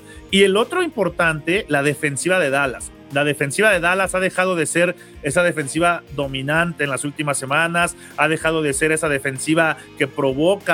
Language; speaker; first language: Spanish; native; Spanish